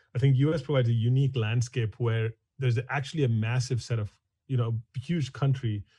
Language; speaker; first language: English; non-native, local second language; Hindi